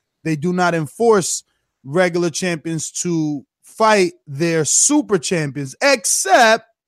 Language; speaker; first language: English; native; English